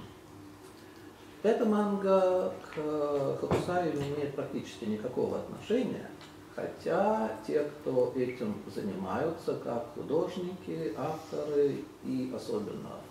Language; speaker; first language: Russian; native; Russian